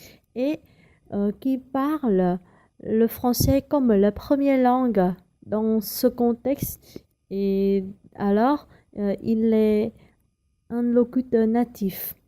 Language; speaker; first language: French; non-native, learner; Vietnamese